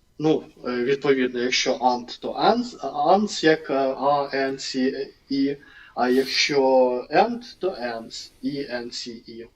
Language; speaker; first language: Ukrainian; non-native, local second language; Russian